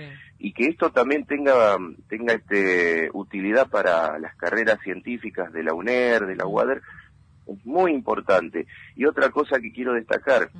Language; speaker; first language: Spanish; native; Spanish